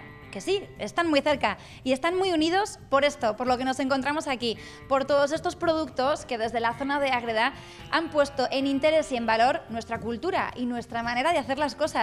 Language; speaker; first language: Spanish; native; Spanish